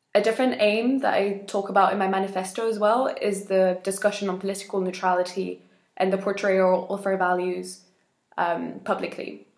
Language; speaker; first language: English; non-native, fluent; Spanish